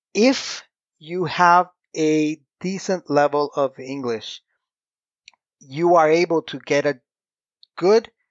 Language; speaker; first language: English; non-native, fluent; Spanish